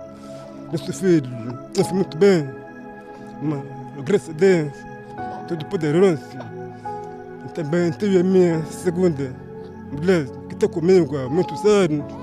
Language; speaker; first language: Portuguese; non-native, learner; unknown